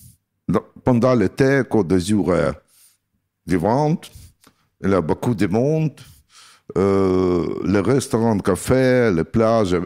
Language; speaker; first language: French; non-native, learner; Russian